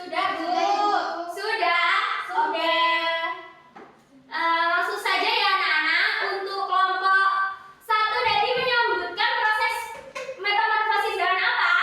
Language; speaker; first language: Indonesian; native; Indonesian